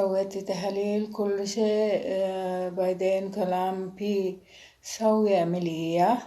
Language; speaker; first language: Arabic; non-native, learner; Sinhala